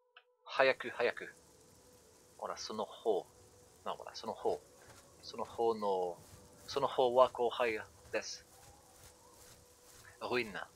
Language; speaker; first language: Japanese; non-native, learner; French